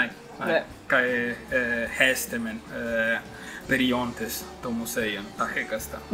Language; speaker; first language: Greek; non-native, fluent; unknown